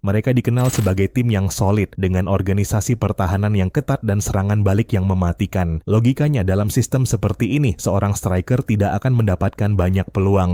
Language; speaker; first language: Indonesian; native; Indonesian